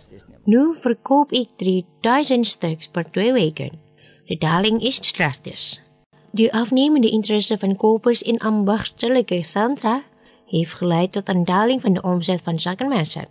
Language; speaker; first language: Dutch; non-native, fluent; Indonesian